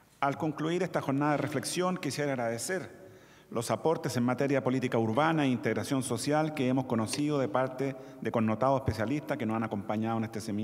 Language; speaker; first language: Spanish; native; Spanish